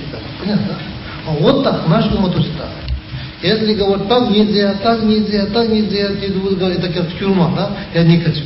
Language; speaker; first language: Russian; non-native, learner; Tibetan